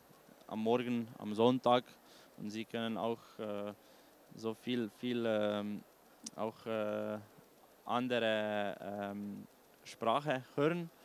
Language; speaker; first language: German; non-native, learner; Slovenian